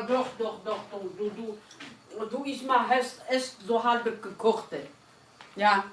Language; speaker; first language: German; non-native, learner; Kurdish